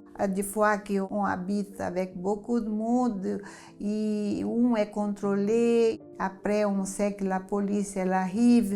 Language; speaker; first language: French; non-native, learner; Portuguese